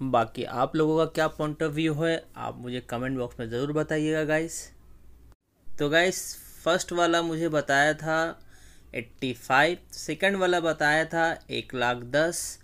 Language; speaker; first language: Hindi; native; Hindi